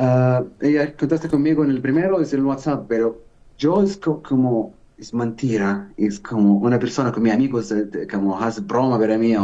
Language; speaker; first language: Spanish; non-native, learner; Arabic